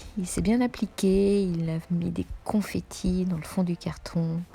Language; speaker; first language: French; native; French